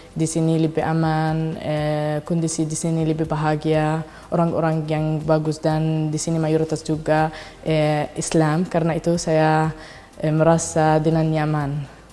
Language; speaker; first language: Indonesian; non-native, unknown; Arabic